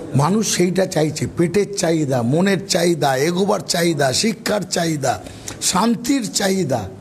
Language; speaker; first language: Bangla; native; Bangla